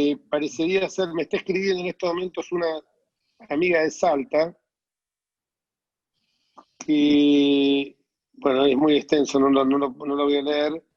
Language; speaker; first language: Spanish; native; Spanish